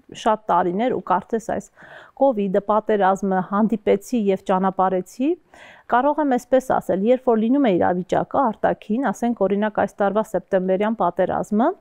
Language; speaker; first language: Armenian; native; Armenian